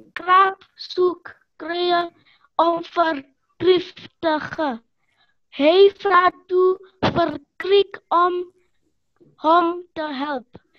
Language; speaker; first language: Afrikaans; non-native, local second language; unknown